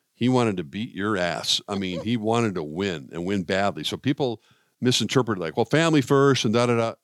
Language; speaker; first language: English; native; English